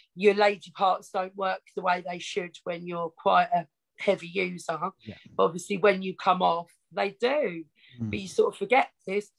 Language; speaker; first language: English; native; English